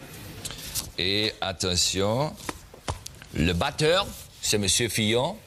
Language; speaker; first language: French; non-native, learner; German